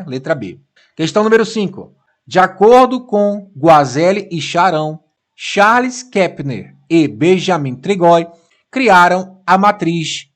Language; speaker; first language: Portuguese; native; Portuguese